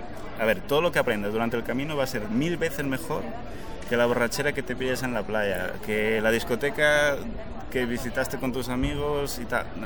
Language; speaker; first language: Spanish; native; Spanish